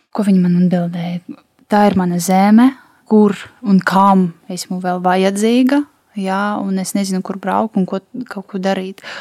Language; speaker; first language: Latvian; non-native, local second language; Russian